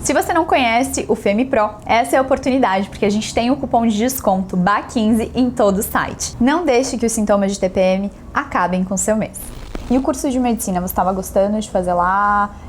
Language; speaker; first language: Portuguese; native; Portuguese